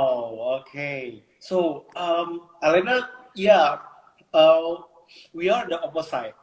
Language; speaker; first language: English; non-native, fluent; Indonesian